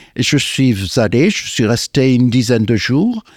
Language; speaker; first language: French; non-native, fluent; English